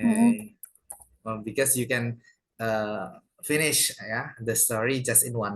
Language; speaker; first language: English; non-native, fluent; Indonesian